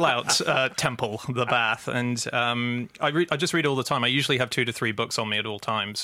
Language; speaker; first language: English; native; English